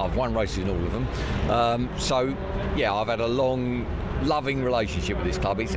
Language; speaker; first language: English; native; English